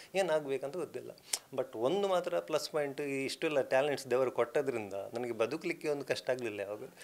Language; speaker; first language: Kannada; non-native, local second language; Konkani